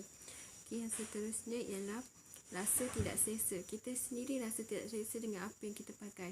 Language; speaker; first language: Malay; native; Malay